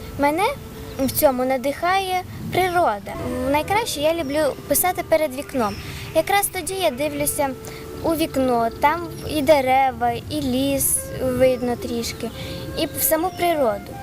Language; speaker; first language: Ukrainian; non-native, local second language; Russian